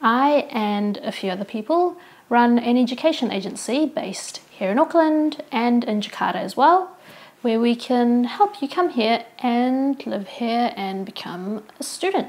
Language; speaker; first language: English; early bilingual, other home language; Indonesian